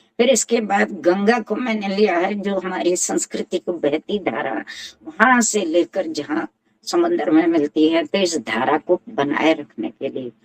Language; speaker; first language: Hindi; native; Hindi